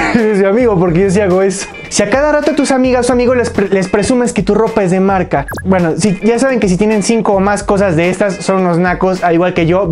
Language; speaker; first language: Spanish; native; Spanish